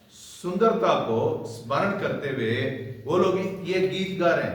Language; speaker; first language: Hindi; non-native, local second language; Telugu